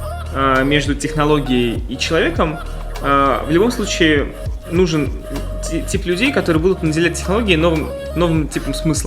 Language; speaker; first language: Russian; native; Russian